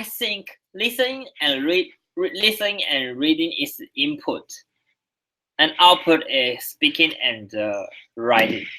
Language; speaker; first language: English; non-native, learner; Chinese